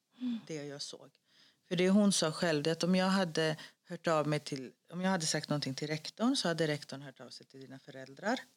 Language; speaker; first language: Swedish; early bilingual, other home language; Greek